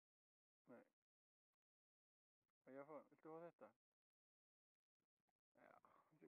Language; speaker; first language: Icelandic; non-native, learner; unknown